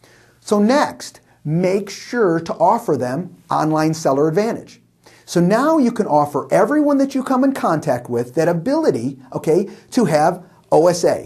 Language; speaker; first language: English; native; English